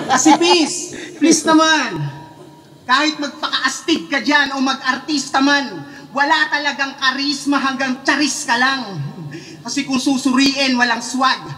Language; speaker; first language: Filipino; native; Filipino